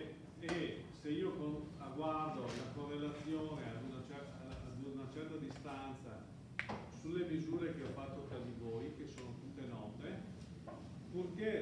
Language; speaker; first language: Italian; native; Italian